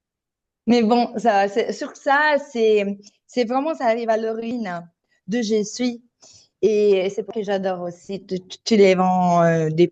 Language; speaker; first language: French; non-native, fluent; Italian